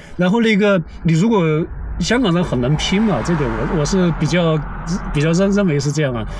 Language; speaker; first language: Chinese; native; Chinese